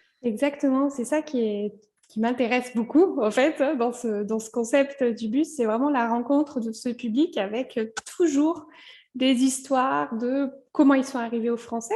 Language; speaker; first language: French; native; French